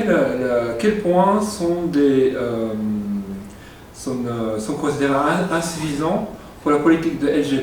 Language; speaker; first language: French; non-native, fluent; Japanese